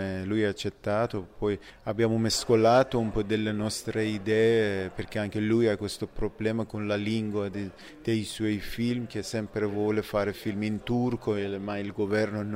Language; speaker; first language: Italian; non-native, fluent; Persian